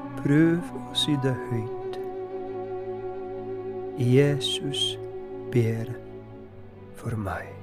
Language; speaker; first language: Norwegian; non-native, fluent; Polish